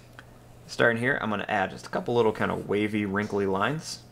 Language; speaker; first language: English; native; English